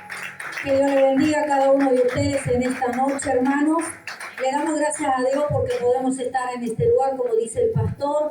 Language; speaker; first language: Spanish; native; Spanish